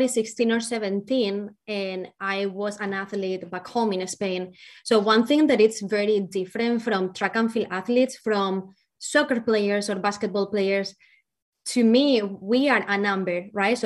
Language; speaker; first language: English; non-native, fluent; Spanish